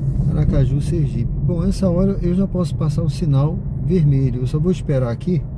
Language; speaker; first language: Portuguese; native; Portuguese